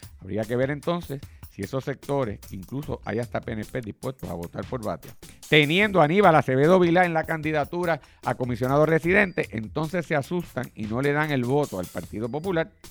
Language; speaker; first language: Spanish; native; Spanish